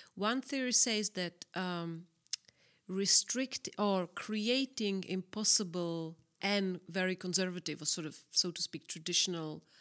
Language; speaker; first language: English; non-native, fluent; Czech